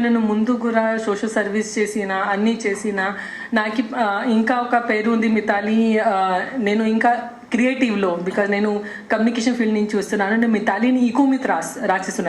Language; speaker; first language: Telugu; non-native, local second language; Hindi